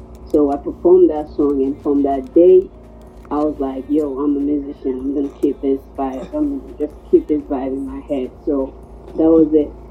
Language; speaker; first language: English; non-native, local second language; Krio